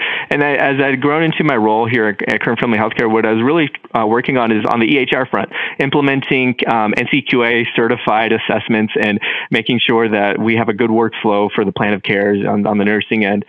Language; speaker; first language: English; native; English